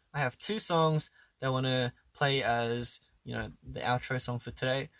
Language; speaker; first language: English; early bilingual, other home language; Korean